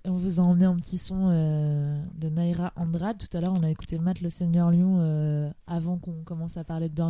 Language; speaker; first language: French; native; French